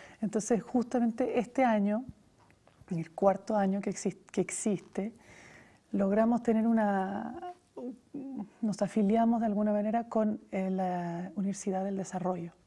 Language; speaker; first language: Spanish; native; Spanish